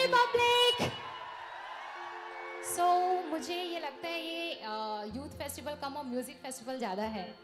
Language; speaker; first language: Hindi; non-native, local second language; Gujarati